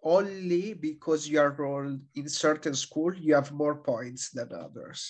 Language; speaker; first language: English; non-native, fluent; Italian